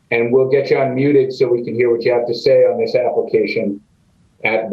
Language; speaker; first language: English; native; English